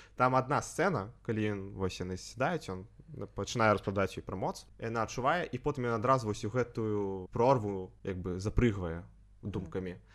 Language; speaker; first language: Belarusian; non-native, local second language; Russian